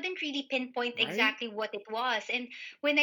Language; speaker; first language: English; non-native, local second language; Filipino